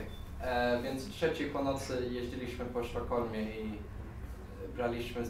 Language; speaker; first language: Polish; early bilingual, heritage; Polish